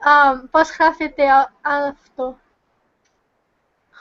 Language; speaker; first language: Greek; non-native, learner; English